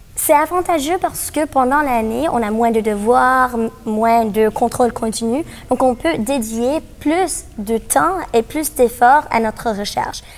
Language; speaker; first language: French; non-native, local second language; English